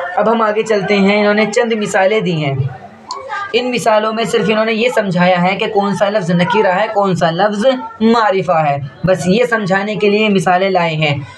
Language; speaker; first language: Urdu; native; Urdu